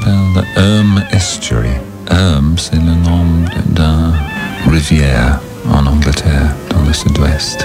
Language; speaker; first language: French; non-native, learner; English